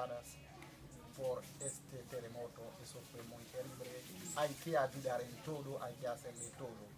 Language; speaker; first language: Spanish; non-native, fluent; Haitian Creole